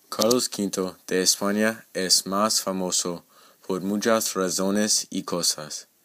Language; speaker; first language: Spanish; non-native, learner; English